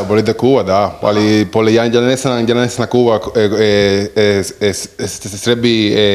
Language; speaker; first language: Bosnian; non-native, learner; Spanish